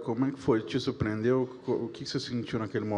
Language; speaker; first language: Portuguese; native; Portuguese